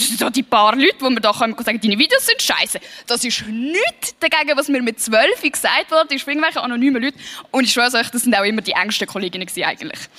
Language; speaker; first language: German; early bilingual, other home language; Swiss German